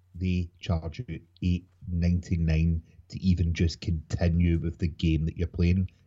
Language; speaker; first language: English; native; English